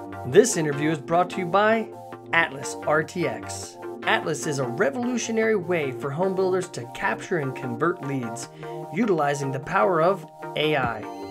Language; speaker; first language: English; native; English